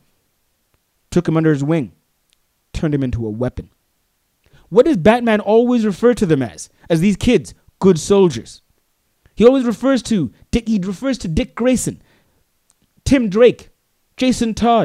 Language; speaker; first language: English; non-native, local second language; Tswana